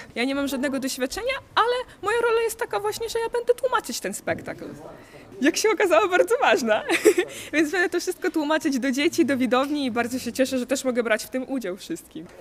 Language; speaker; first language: Polish; early bilingual, other home language; Ukrainian